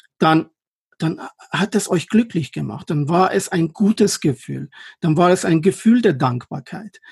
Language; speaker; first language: German; non-native, fluent; Persian